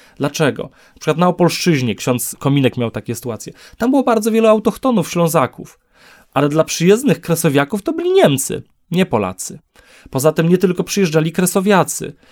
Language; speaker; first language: Polish; native; Polish